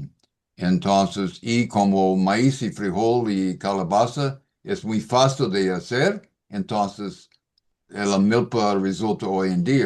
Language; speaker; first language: Spanish; non-native, fluent; English